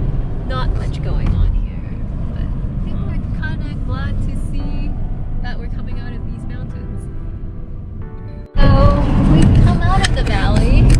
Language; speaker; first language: English; native; English